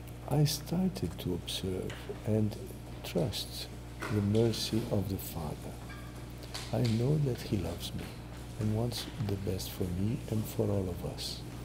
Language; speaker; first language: English; non-native, fluent; Portuguese